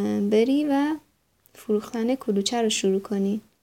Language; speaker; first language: Persian; native; Persian